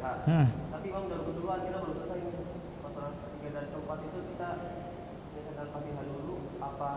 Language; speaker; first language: Indonesian; native; Indonesian